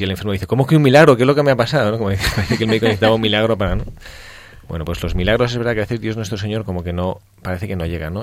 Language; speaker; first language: Spanish; native; Spanish